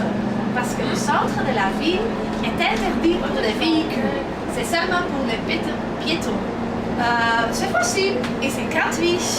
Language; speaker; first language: French; non-native, learner; Dutch